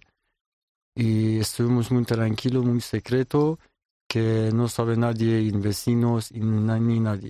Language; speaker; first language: Spanish; non-native, learner; Persian